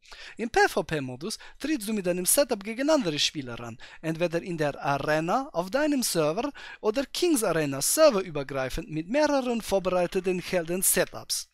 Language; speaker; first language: German; native; German